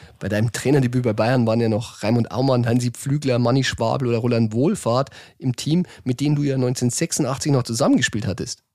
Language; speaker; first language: German; native; German